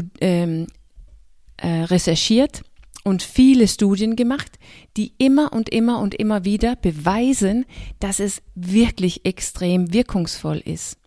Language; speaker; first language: German; non-native, fluent; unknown